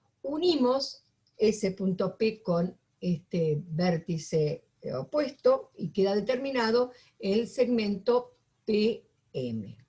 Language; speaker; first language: Spanish; native; Spanish